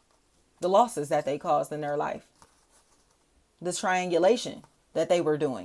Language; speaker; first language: English; native; English